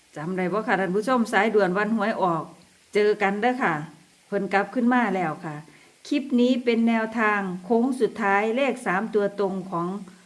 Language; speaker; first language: Thai; native; Thai